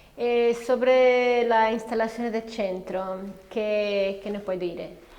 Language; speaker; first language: Italian; non-native, learner; Spanish